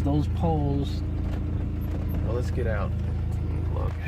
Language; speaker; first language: English; native; English